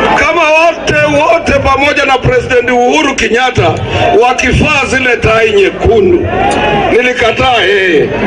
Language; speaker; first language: Swahili; non-native, local second language; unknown